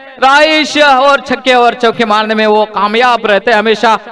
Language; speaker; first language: Hindi; non-native, local second language; Marathi